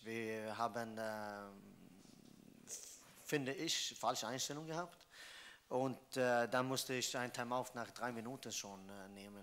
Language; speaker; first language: German; non-native, fluent; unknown